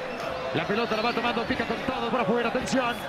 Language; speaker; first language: Spanish; native; Spanish